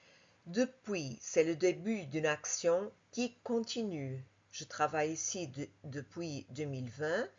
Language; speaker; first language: French; non-native, fluent; Portuguese